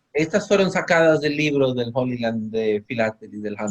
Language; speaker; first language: Spanish; native; Spanish